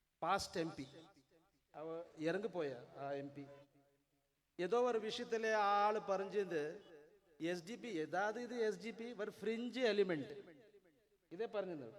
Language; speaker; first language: Malayalam; non-native, learner; Urdu